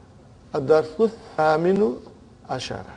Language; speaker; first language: Arabic; non-native, fluent; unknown